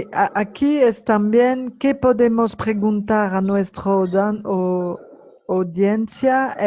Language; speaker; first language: Spanish; non-native, fluent; French